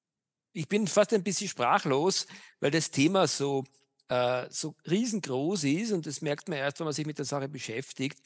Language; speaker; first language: German; native; German